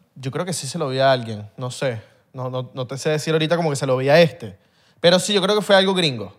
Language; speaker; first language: Spanish; native; Spanish